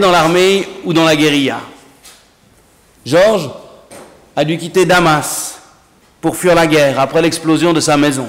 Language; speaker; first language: French; native; French